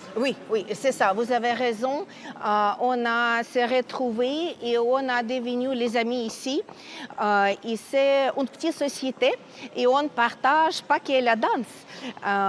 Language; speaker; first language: French; non-native, fluent; Ukrainian